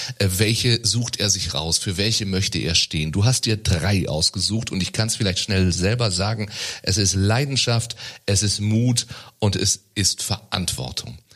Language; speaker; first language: German; native; German